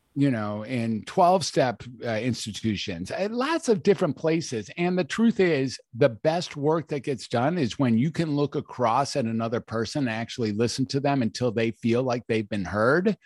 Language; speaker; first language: English; native; English